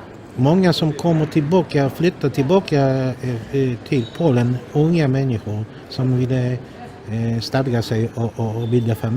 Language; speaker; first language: Swedish; non-native, fluent; Polish